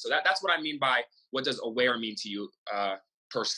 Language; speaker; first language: English; native; English